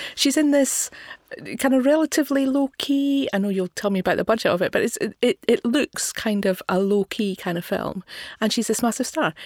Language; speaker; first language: English; native; English